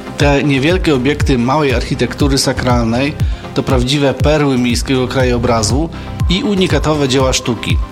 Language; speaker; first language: Polish; native; Polish